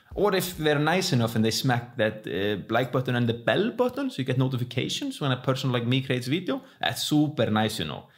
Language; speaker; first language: English; non-native, fluent; Icelandic